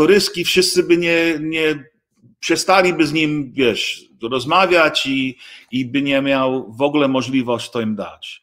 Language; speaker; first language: Polish; early bilingual, heritage; English